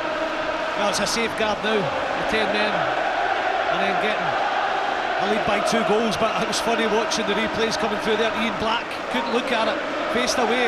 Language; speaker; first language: English; native; English